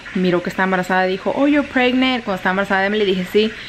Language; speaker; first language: Spanish; early bilingual, heritage; Spanish